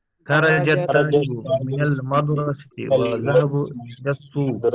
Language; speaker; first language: Arabic; non-native, learner; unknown